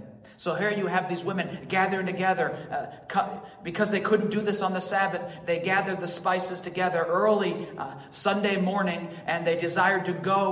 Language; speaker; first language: English; native; English